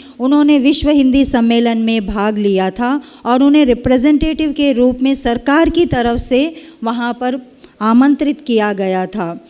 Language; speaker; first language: Hindi; non-native, local second language; Kannada